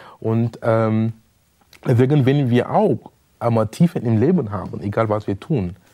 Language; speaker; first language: German; non-native, fluent; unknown